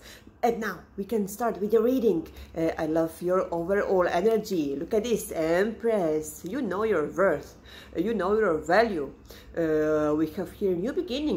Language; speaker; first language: English; non-native, fluent; Serbian